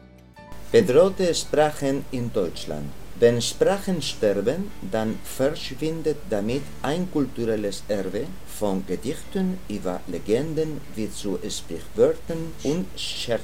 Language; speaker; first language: German; non-native, learner; Spanish